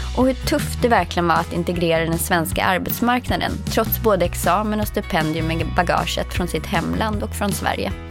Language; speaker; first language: Swedish; native; Swedish